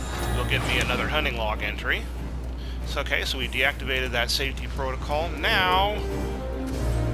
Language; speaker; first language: English; native; English